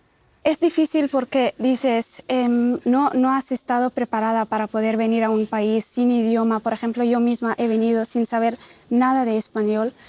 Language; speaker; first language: Spanish; non-native, fluent; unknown